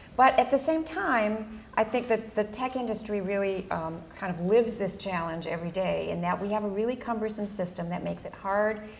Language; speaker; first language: English; early bilingual, other home language; Spanish